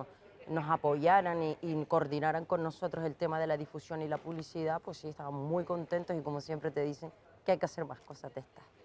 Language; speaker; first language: Spanish; native; Spanish